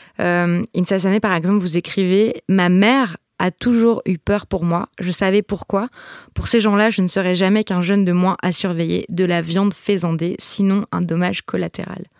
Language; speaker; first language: French; native; French